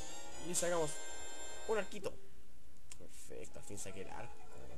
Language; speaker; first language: Spanish; native; Spanish